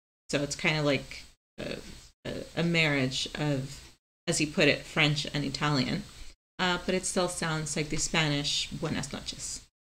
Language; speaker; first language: English; non-native, fluent; Spanish